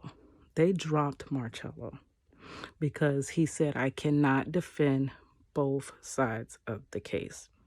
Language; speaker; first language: English; native; English